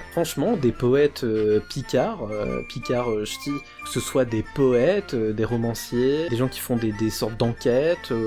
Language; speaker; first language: French; native; French